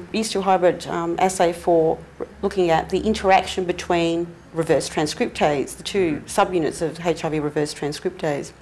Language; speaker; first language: English; native; English